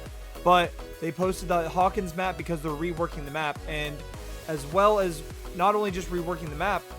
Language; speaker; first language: English; native; English